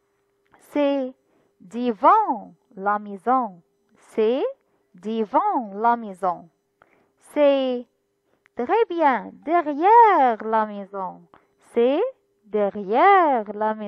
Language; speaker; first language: French; non-native, fluent; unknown